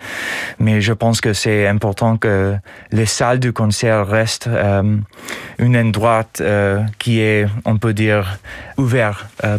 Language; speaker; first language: French; non-native, learner; English